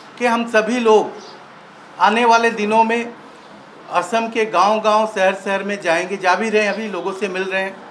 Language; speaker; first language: Hindi; non-native, local second language; Assamese